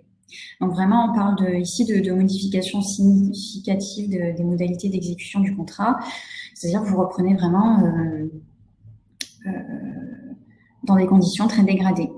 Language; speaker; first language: French; native; French